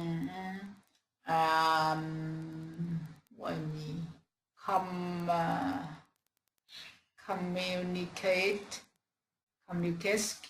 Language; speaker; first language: English; non-native, learner; Vietnamese